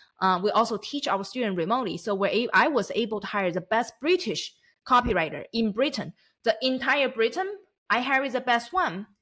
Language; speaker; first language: English; non-native, fluent; Chinese